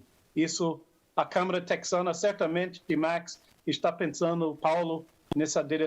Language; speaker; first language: Portuguese; non-native, fluent; English